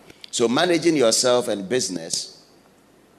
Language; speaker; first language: English; non-native, local second language; Akan